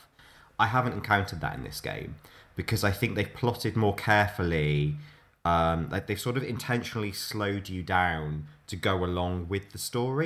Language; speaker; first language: English; native; English